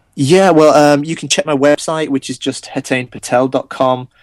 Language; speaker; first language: English; non-native, local second language; Gujarati